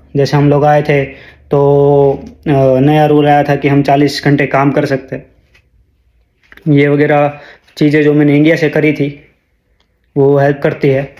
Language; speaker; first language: Hindi; non-native, local second language; Gujarati